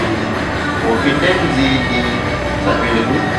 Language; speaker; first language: German; non-native, learner; Malay